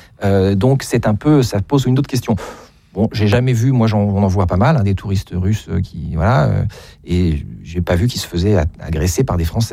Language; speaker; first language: French; native; French